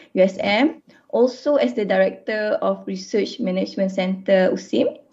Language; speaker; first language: English; non-native, local second language; Malay